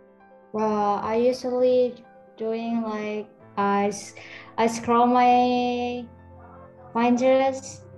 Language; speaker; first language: English; non-native, learner; Indonesian